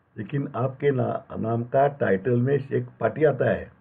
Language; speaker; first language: Hindi; non-native, local second language; Marathi